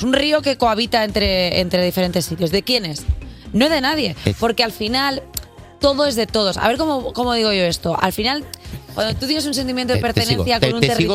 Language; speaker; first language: Spanish; native; Spanish